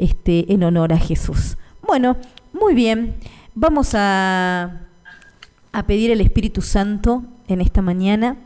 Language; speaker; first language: Spanish; native; Spanish